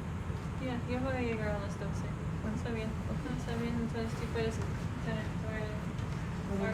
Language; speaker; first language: Spanish; non-native, fluent; English